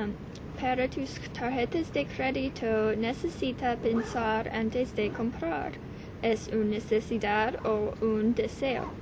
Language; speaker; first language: Spanish; non-native, learner; English